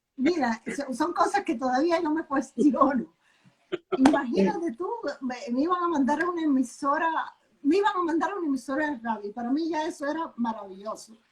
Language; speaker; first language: Spanish; native; Spanish